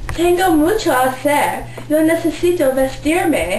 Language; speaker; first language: Spanish; non-native, learner; English